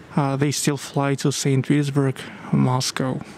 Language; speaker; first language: English; non-native, fluent; Russian